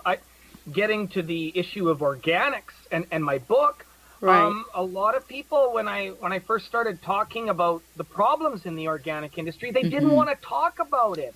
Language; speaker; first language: English; native; English